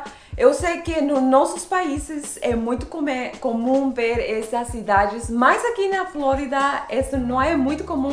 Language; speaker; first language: Portuguese; non-native, fluent; Spanish